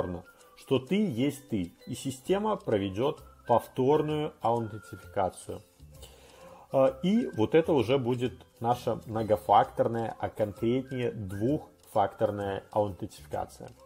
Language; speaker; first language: Russian; native; Russian